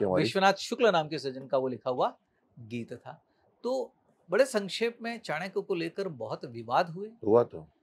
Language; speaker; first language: Hindi; native; Hindi